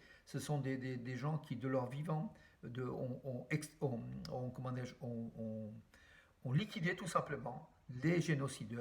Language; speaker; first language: French; native; French